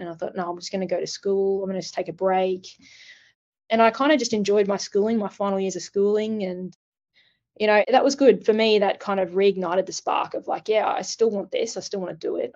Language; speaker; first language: English; native; English